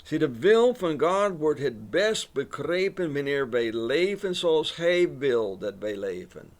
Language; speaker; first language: Dutch; non-native, fluent; English